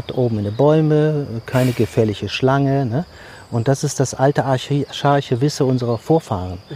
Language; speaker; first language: German; native; German